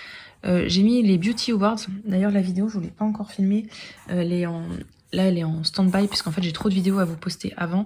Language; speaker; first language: French; native; French